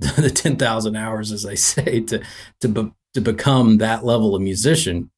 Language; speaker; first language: English; native; English